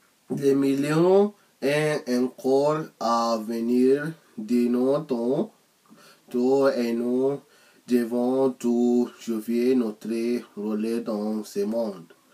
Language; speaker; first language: French; non-native, learner; English